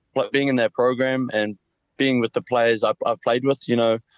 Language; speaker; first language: English; early bilingual, other home language; Samoan